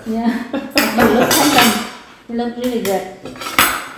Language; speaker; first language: English; non-native, learner; Vietnamese